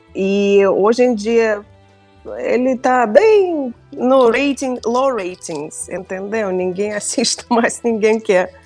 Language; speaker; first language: Portuguese; non-native, fluent; Russian